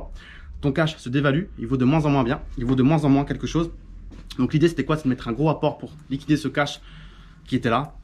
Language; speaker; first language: French; native; French